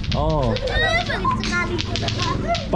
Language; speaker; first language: Indonesian; non-native, learner; German